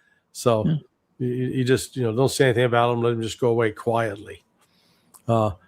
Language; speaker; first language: English; native; English